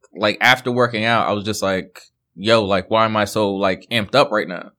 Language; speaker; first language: English; early bilingual, other home language; Haitian Creole